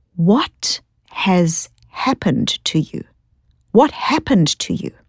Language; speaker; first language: English; native; English